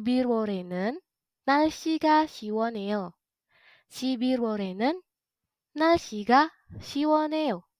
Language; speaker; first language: Korean; non-native, fluent; Indonesian